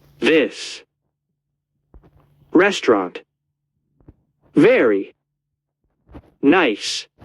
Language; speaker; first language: English; non-native, learner; Turkish